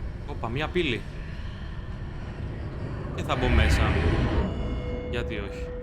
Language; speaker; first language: Greek; native; Greek